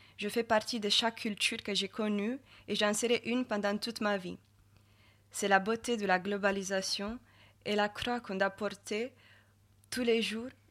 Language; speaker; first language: French; non-native, fluent; Romanian